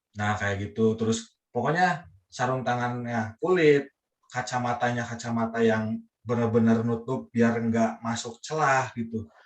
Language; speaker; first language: Indonesian; non-native, local second language; Sundanese